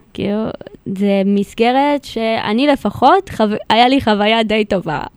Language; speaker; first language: Hebrew; non-native, fluent; Spanish